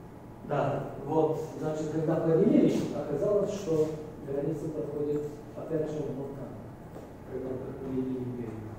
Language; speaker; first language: Russian; non-native, fluent; Bulgarian